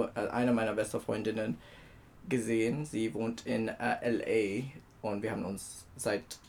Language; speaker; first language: German; non-native, fluent; Filipino